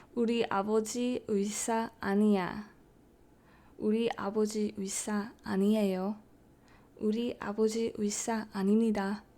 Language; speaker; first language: Korean; non-native, learner; English